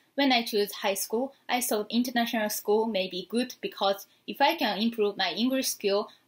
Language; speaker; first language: English; non-native, fluent; Japanese